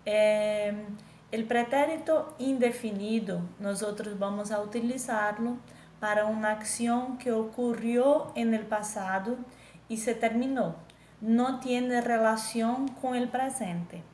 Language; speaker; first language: Spanish; non-native, fluent; Portuguese